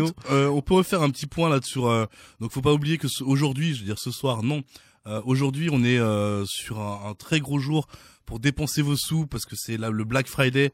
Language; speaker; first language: French; native; French